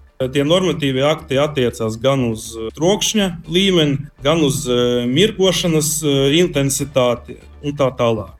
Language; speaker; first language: Latvian; non-native, local second language; Russian